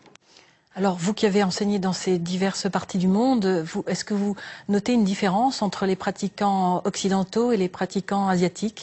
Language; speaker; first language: French; native; French